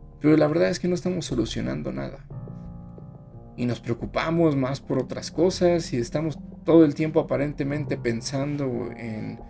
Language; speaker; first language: Spanish; native; Spanish